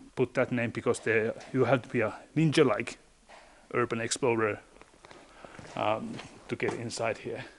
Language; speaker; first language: English; non-native, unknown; Finnish